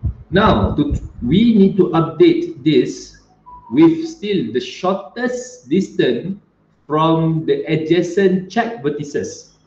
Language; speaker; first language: English; non-native, local second language; Malay